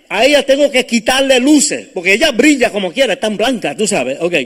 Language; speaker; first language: Spanish; early bilingual, heritage; Spanish